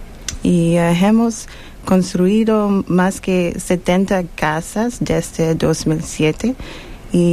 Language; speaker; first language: Spanish; non-native, learner; English